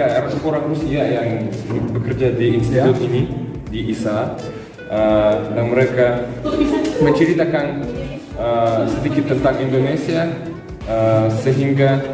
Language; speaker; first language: Indonesian; non-native, fluent; Russian